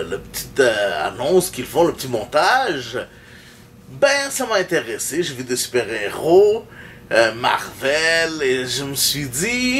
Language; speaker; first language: French; native; French